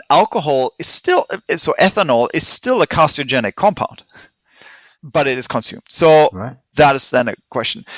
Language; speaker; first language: English; non-native, fluent; German